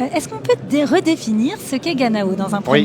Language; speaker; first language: French; native; French